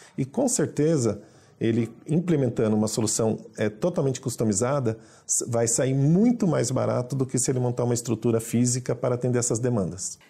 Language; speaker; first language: Portuguese; native; Portuguese